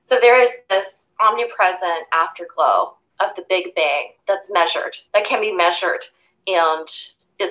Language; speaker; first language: English; native; English